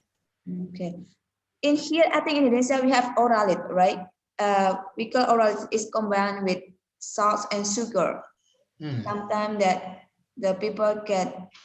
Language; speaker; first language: English; non-native, learner; Indonesian